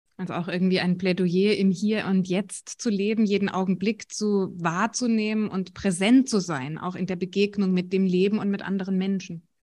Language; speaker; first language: German; native; German